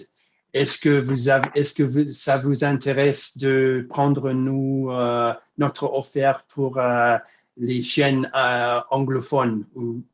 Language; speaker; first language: French; non-native, fluent; English